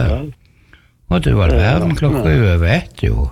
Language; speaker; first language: Norwegian; native; Norwegian